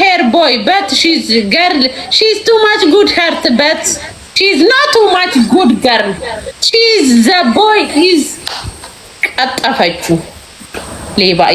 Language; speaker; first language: English; non-native, learner; Amharic